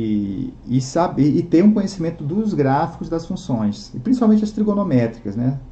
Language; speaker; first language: Portuguese; native; Portuguese